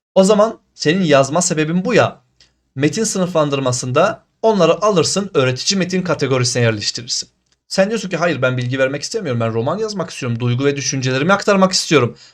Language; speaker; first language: Turkish; native; Turkish